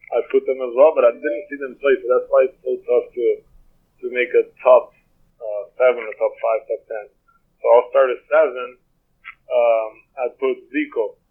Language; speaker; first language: English; non-native, fluent; Portuguese